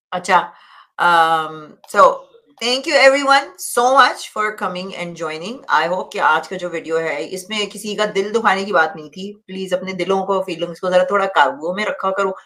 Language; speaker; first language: Hindi; native; Hindi